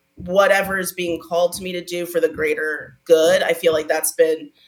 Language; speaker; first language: English; native; English